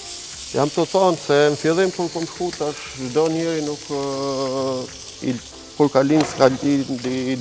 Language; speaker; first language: Albanian; early bilingual, heritage; Albanian